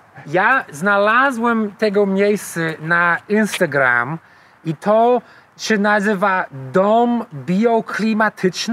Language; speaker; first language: Polish; non-native, fluent; English